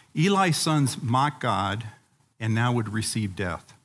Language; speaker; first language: English; native; English